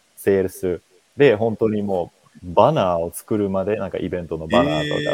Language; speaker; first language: Japanese; non-native, fluent; Finnish